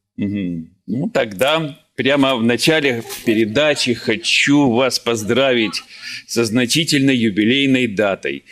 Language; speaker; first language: Russian; native; Russian